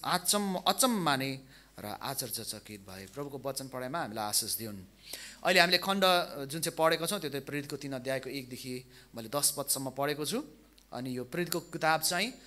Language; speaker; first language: Nepali; non-native, local second language; Limburgish